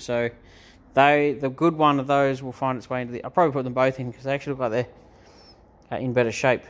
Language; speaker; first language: English; native; English